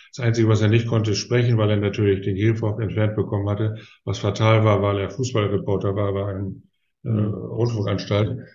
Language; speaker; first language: German; native; German